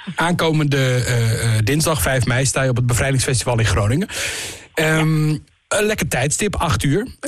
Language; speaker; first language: Dutch; native; Dutch